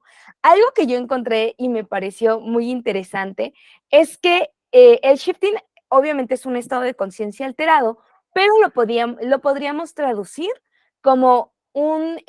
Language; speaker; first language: Spanish; native; Spanish